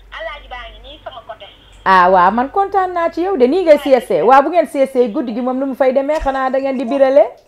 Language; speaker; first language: Wolof; non-native, local second language; Fula